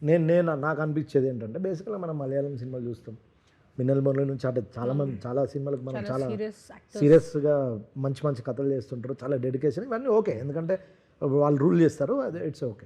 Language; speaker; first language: Telugu; native; Telugu